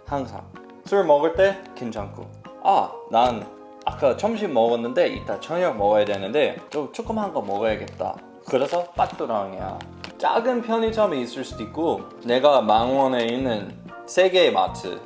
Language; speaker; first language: Korean; non-native, fluent; English